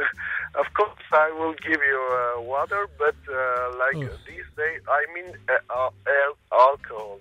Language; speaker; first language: English; non-native, learner; Armenian